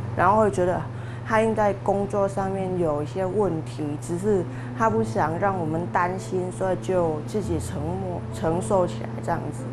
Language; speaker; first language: Chinese; non-native, fluent; Vietnamese